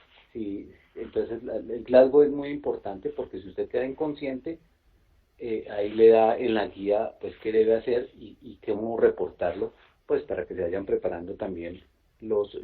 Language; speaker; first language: Spanish; native; Spanish